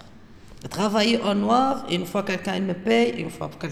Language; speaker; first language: French; non-native, local second language; Arabic